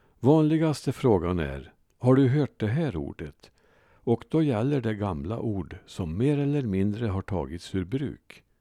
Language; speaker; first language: Swedish; native; Swedish